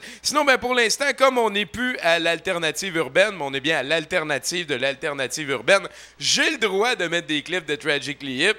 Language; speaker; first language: French; native; French